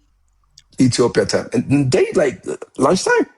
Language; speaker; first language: English; non-native, fluent; Amharic